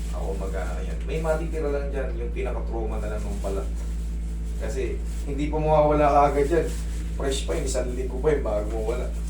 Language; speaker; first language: Filipino; native; Filipino